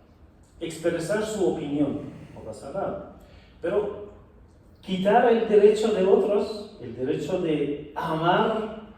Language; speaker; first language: Spanish; non-native, fluent; Persian